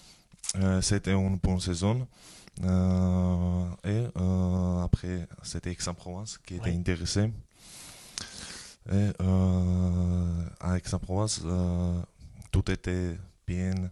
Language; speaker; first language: French; non-native, learner; Georgian